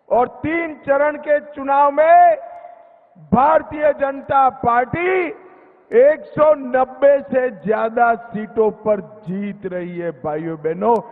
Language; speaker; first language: Hindi; non-native, local second language; Gujarati